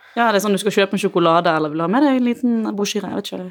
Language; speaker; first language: Norwegian; native; Norwegian